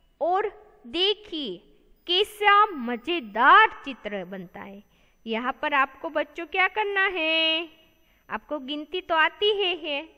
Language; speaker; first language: Hindi; non-native, local second language; Gujarati